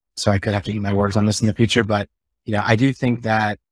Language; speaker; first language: English; native; English